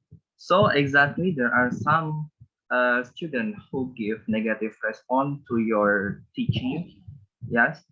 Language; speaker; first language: English; non-native, learner; Indonesian